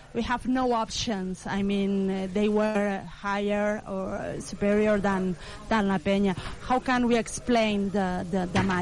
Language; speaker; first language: English; non-native, learner; Catalan